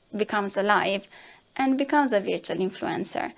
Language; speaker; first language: English; non-native, fluent; Italian